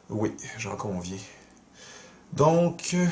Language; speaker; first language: French; native; French